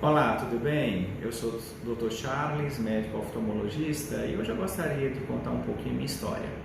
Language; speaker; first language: Portuguese; native; Portuguese